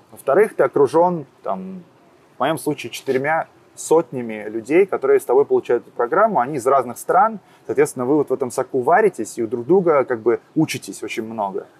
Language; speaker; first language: Russian; native; Russian